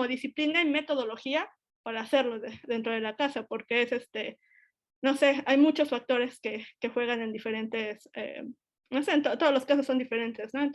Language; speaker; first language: Spanish; native; Spanish